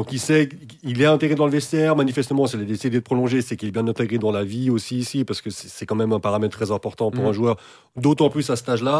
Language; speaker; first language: French; native; French